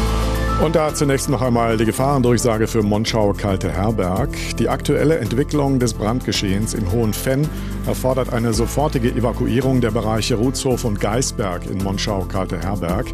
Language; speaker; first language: German; native; German